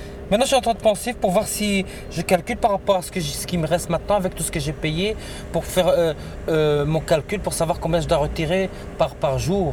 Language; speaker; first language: French; native; French